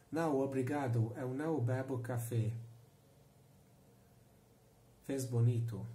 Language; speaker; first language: Portuguese; non-native, learner; Hungarian